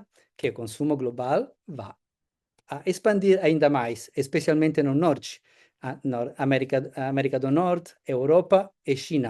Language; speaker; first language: Portuguese; non-native, fluent; Italian